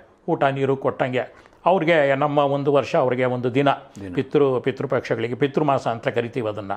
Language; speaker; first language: Kannada; native; Kannada